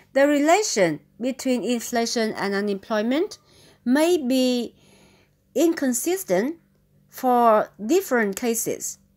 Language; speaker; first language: English; non-native, fluent; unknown